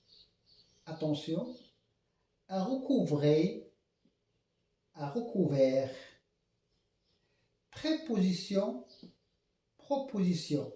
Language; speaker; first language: French; non-native, local second language; Arabic